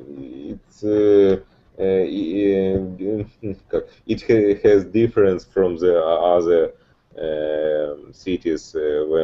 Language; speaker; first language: English; non-native, learner; Russian